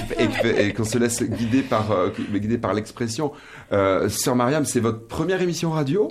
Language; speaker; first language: French; native; French